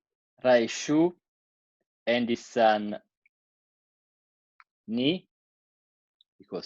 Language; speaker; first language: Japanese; non-native, learner; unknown